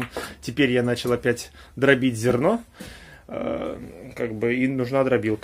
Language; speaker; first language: Russian; native; Russian